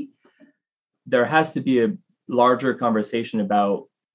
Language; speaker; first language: English; native; English